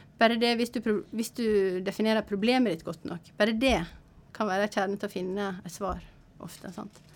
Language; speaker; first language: Norwegian; native; Norwegian